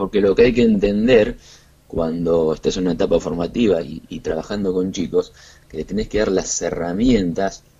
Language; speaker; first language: Spanish; native; Spanish